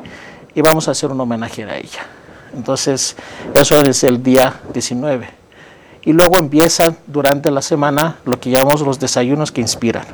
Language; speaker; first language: Spanish; non-native, fluent; Greek